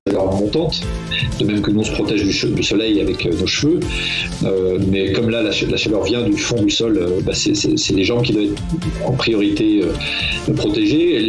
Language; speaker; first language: French; native; French